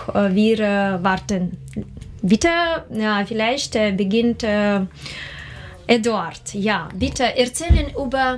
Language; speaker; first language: German; non-native, learner; Russian